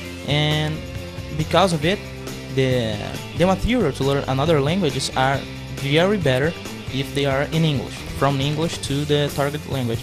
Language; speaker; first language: English; non-native, fluent; Portuguese